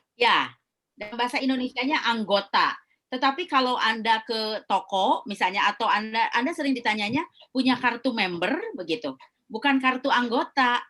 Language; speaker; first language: Indonesian; native; Indonesian